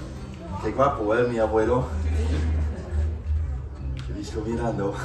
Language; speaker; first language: Spanish; non-native, fluent; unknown